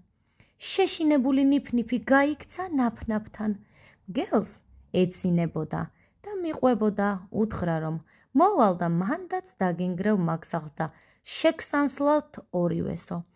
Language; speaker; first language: Georgian; native; Georgian